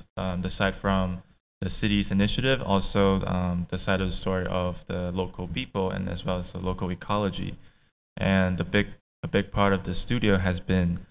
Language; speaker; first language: English; native; English